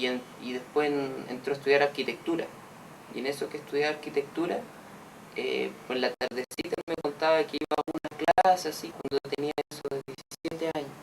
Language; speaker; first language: Spanish; native; Spanish